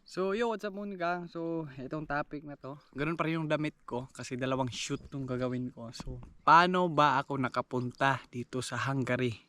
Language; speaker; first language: Filipino; native; Filipino